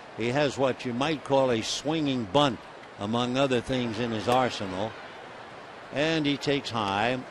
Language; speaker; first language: English; native; English